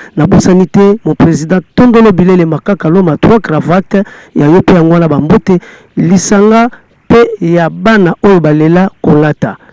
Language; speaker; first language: Lingala; non-native, local second language; Kongo